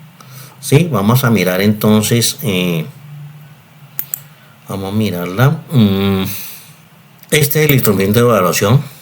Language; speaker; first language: Spanish; native; Spanish